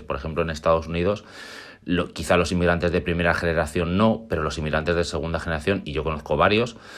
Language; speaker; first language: Spanish; native; Spanish